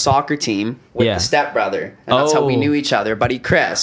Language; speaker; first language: English; native; English